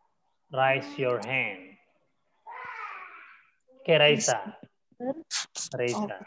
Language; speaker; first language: English; non-native, learner; Indonesian